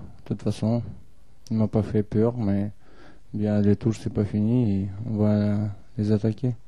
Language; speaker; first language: French; non-native, learner; Russian